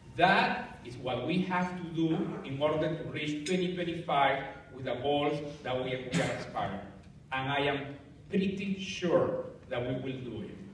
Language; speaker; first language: English; non-native, fluent; Spanish